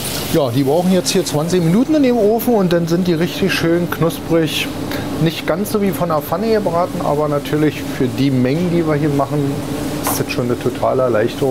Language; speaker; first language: German; native; German